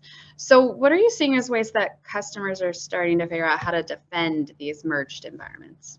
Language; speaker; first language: English; native; English